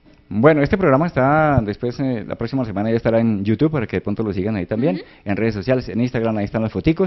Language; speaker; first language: Spanish; native; Spanish